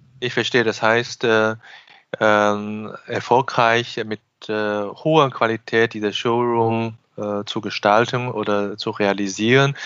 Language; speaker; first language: German; non-native, fluent; Chinese